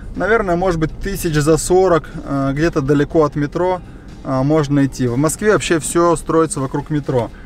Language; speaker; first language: Russian; native; Russian